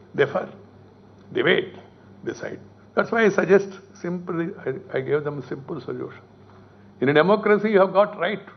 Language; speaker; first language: English; non-native, local second language; Telugu